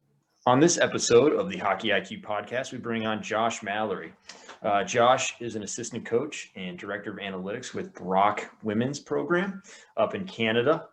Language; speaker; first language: English; native; English